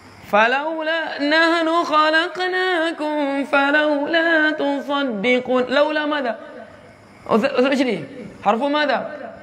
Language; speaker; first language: Arabic; non-native, fluent; Malay